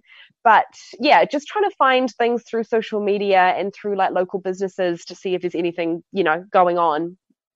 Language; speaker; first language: English; native; English